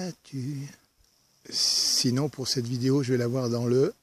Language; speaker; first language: French; native; French